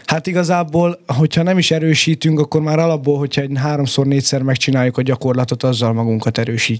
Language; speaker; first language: Hungarian; native; Hungarian